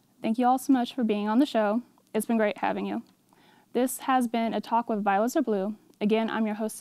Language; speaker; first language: English; native; English